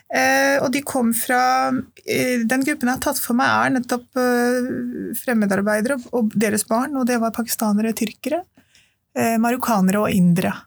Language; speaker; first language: Norwegian; early bilingual, other home language; Urdu